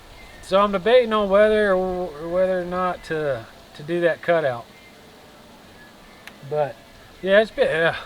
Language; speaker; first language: English; native; English